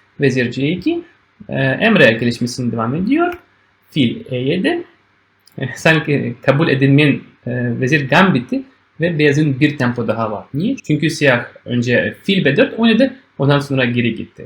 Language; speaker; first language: Turkish; non-native, fluent; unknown